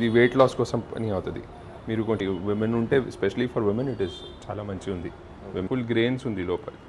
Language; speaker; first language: Telugu; non-native, local second language; Hindi